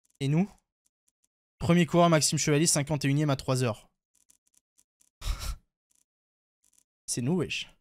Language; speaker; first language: French; native; French